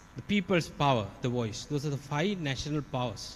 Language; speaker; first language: English; non-native, local second language; Sinhala